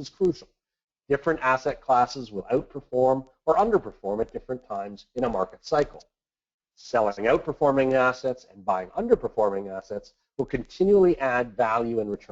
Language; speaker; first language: English; native; English